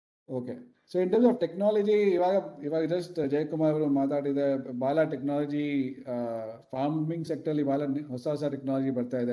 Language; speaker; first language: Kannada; non-native, local second language; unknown